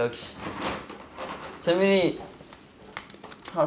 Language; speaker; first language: Korean; native; Korean